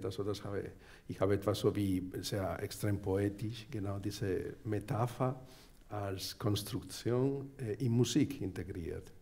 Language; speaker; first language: German; non-native, fluent; Spanish